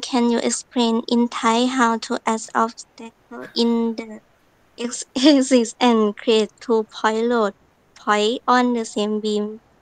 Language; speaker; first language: English; non-native, learner; Thai